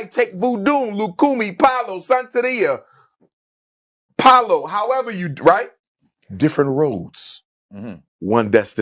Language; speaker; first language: English; native; English